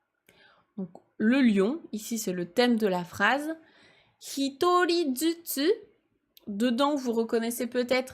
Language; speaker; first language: French; native; French